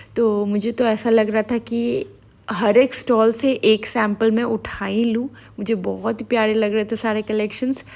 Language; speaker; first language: Hindi; native; Hindi